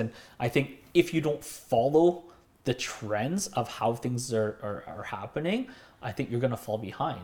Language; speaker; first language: English; native; English